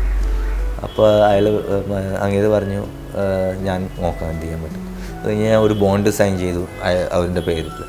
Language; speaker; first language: Malayalam; early bilingual, heritage; Malayalam